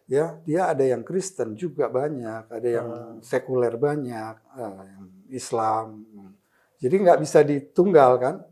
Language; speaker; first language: Indonesian; native; Indonesian